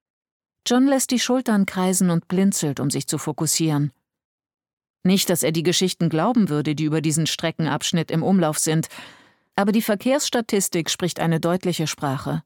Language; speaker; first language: German; native; German